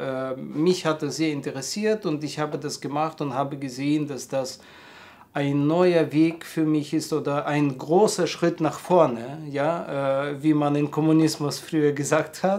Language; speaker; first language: German; non-native, fluent; Russian